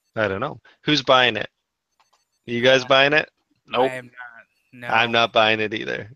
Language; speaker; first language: English; native; English